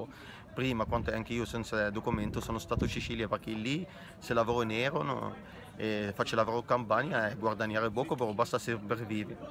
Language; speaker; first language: Italian; non-native, learner; Arabic